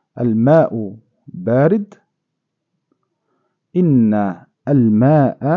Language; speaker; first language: Arabic; non-native, fluent; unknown